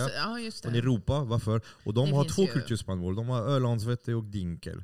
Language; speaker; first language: Swedish; non-native, fluent; French